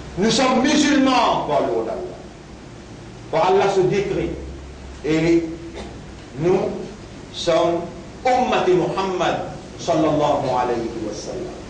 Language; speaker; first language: French; non-native, local second language; Morisyen